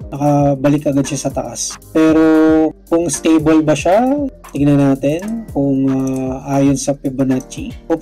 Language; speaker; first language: Filipino; non-native, local second language; Cebuano